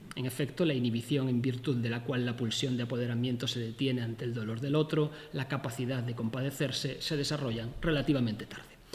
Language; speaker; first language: Spanish; native; Spanish